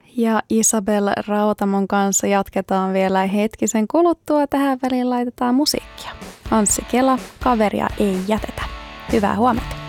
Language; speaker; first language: Finnish; native; Finnish